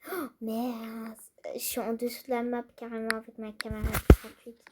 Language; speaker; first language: French; native; French